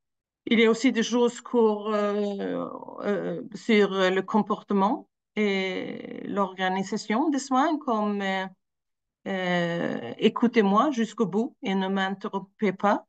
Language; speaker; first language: French; non-native, fluent; Swedish